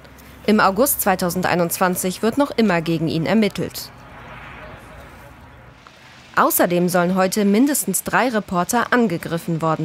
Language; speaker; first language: German; native; German